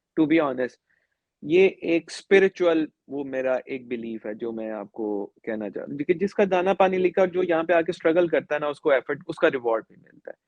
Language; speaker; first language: Urdu; native; Urdu